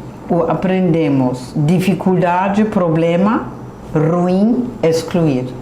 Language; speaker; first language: Portuguese; non-native, fluent; German